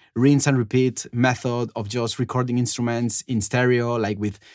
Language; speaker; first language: English; non-native, fluent; Spanish